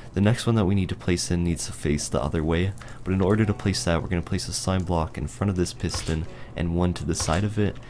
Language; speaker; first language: English; native; English